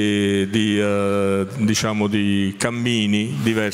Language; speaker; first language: Italian; native; Italian